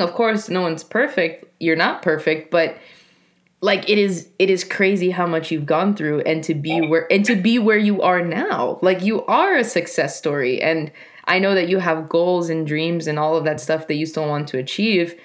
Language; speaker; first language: English; early bilingual, other home language; Spanish